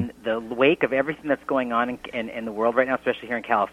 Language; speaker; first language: English; native; English